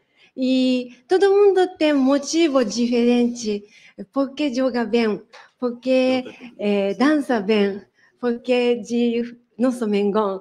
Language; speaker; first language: Portuguese; non-native, learner; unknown